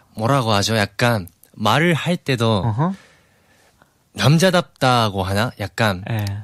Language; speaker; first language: Korean; non-native, fluent; Japanese